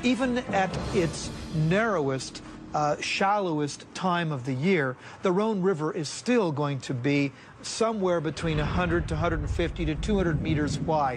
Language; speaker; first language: English; native; English